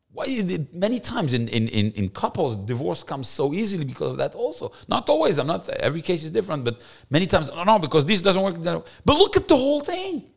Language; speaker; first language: English; non-native, fluent; French